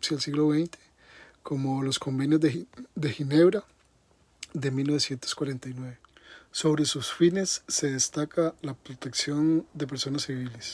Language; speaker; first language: Spanish; native; Spanish